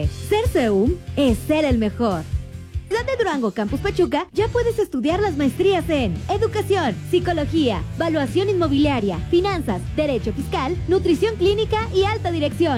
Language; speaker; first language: Spanish; native; Spanish